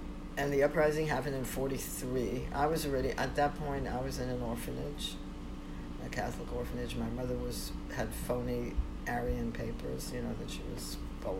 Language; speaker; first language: English; early bilingual, other home language; Polish